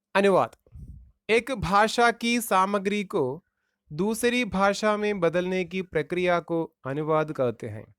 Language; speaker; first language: Hindi; non-native, local second language; Malayalam